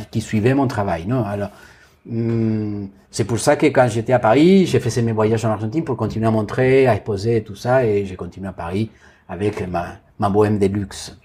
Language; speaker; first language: French; non-native, fluent; Spanish